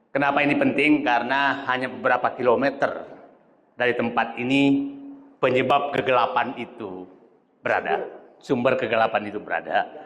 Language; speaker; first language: Indonesian; non-native, local second language; Buginese